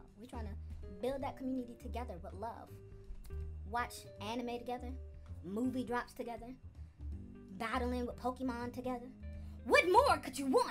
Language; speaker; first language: English; native; English